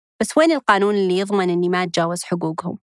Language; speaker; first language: Arabic; native; Arabic